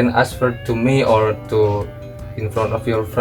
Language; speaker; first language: English; non-native, learner; Indonesian